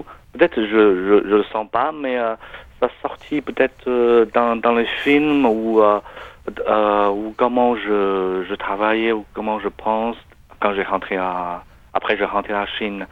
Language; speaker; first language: French; non-native, learner; Chinese